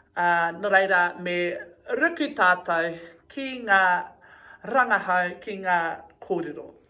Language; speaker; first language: Māori; non-native, local second language; English